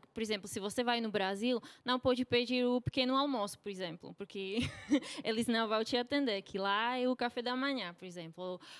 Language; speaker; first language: Portuguese; non-native, fluent; Slovak